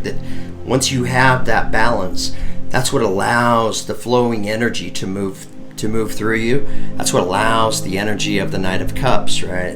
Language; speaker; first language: English; native; English